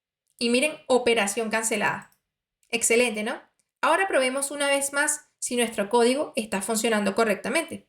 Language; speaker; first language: Spanish; native; Spanish